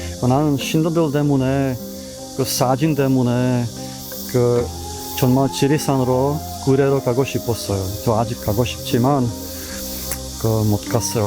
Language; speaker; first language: Korean; non-native, learner; Czech